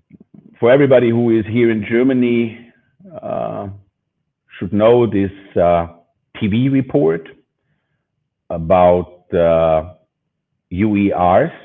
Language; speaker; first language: English; non-native, fluent; German